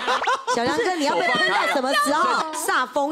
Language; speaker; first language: Chinese; native; Chinese